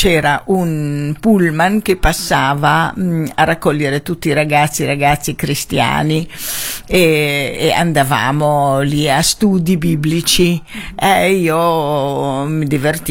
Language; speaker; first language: Italian; non-native, fluent; Arabic